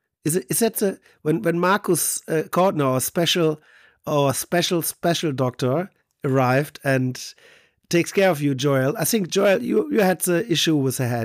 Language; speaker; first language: English; non-native, fluent; German